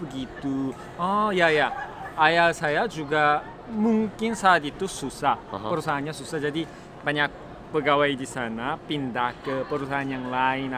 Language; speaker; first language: Indonesian; non-native, learner; Korean